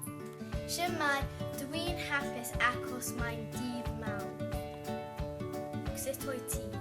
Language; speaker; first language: Welsh; non-native, learner; English